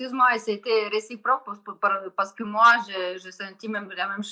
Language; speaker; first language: French; non-native, learner; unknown